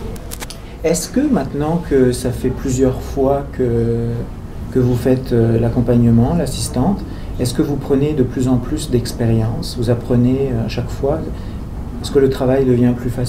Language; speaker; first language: French; native; French